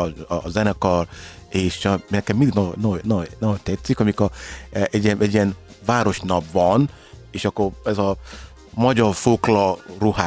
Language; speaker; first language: Hungarian; non-native, learner; Yoruba